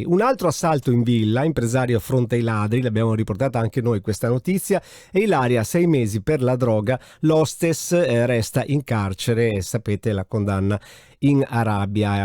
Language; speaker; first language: Italian; native; Italian